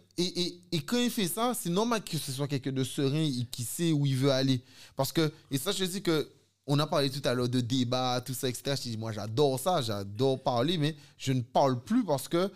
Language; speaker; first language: French; native; French